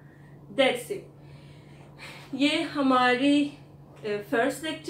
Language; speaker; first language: Hindi; non-native, fluent; Turkish